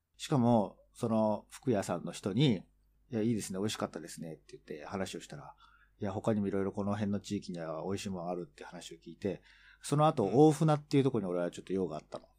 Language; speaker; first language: Japanese; native; Japanese